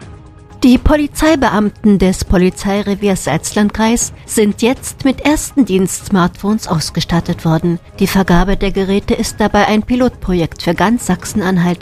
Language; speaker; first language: German; native; German